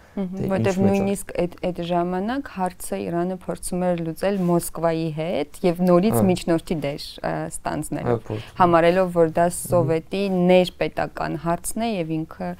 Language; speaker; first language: Armenian; native; Armenian